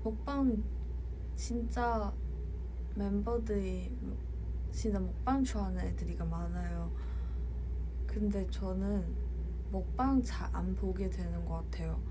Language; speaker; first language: Korean; non-native, fluent; Cantonese